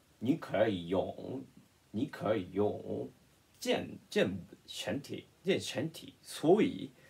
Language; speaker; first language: Chinese; non-native, learner; Japanese